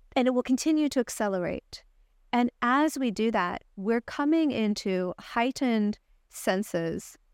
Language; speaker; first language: English; native; English